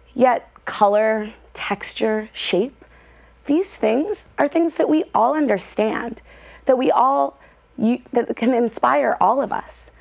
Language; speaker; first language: English; native; English